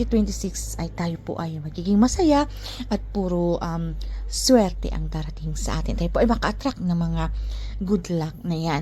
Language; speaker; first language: Filipino; native; Filipino